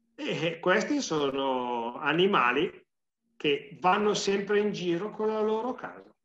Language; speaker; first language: Italian; native; Italian